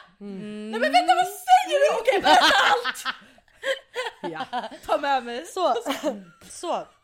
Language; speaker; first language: Swedish; early bilingual, other home language; Arabic